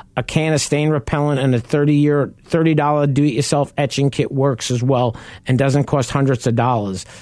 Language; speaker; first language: English; native; English